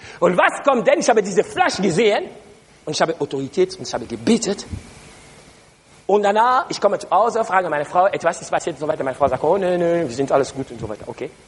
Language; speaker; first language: German; non-native, learner; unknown